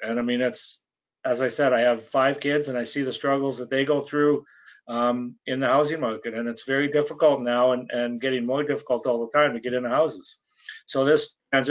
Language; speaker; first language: English; native; English